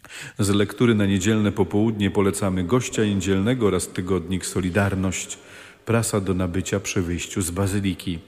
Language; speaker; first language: Polish; native; Polish